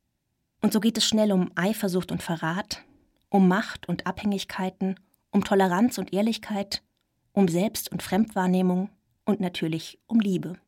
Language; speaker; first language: German; native; German